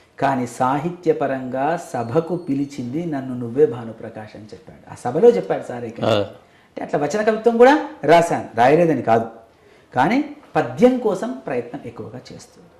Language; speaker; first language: Telugu; native; Telugu